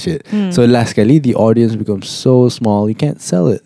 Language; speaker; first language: English; non-native, local second language; Malay